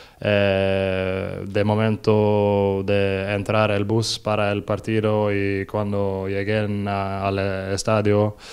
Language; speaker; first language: Spanish; non-native, learner; Norwegian